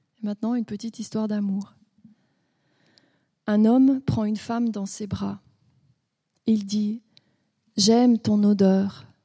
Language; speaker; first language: French; native; French